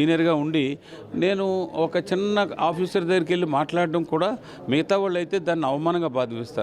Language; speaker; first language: Telugu; native; Telugu